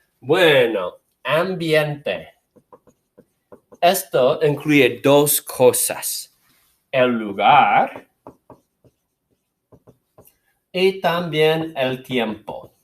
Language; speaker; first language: Spanish; non-native, fluent; English